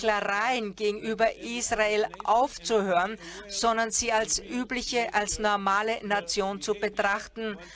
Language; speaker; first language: German; non-native, fluent; Hebrew